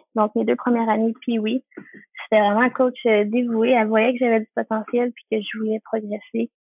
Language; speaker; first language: French; native; French